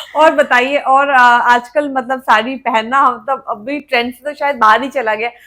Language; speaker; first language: Hindi; native; Hindi